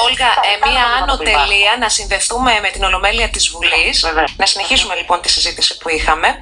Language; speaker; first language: Greek; native; Greek